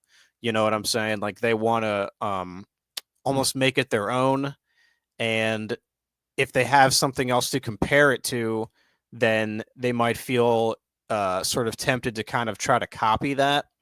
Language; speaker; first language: English; native; English